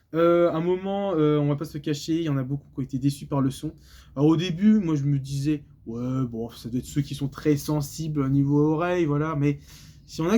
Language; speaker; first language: French; native; French